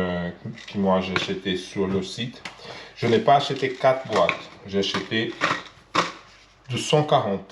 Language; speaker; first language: French; non-native, learner; Portuguese